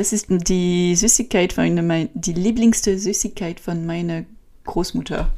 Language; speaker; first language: German; non-native, learner; French